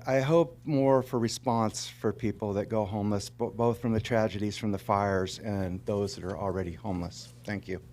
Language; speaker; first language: English; native; English